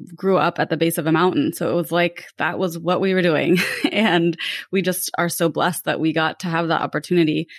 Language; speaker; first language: English; native; English